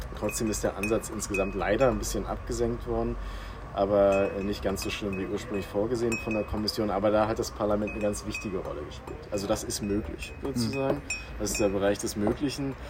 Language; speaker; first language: German; native; German